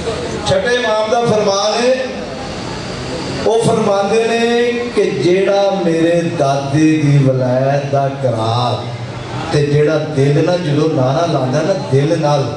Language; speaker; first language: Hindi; non-native, local second language; Punjabi